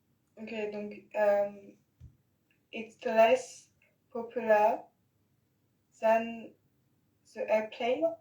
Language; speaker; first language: English; non-native, learner; French